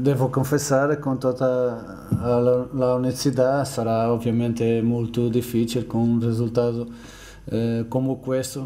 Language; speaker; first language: Italian; non-native, fluent; Portuguese